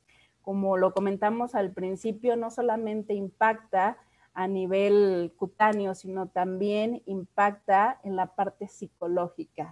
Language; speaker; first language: Spanish; native; Spanish